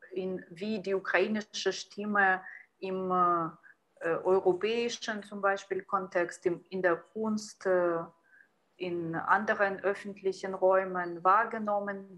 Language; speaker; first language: German; non-native, fluent; Ukrainian